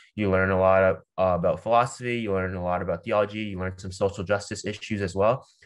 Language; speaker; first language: English; native; English